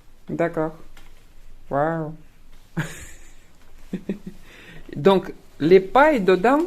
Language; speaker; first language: French; non-native, fluent; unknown